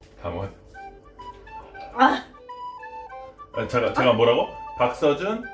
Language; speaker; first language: Korean; native; Korean